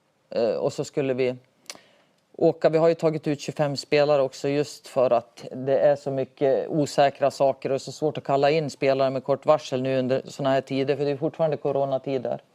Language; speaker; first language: Swedish; native; Swedish